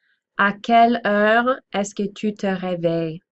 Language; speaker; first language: French; non-native, fluent; English